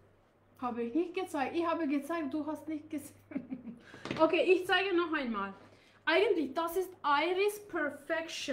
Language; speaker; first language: German; non-native, learner; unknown